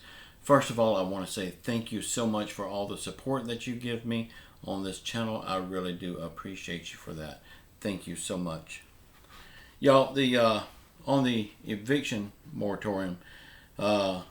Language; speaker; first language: English; native; English